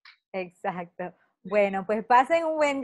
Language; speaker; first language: Spanish; early bilingual, heritage; Spanish